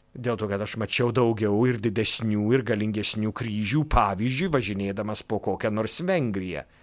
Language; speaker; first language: Lithuanian; native; Lithuanian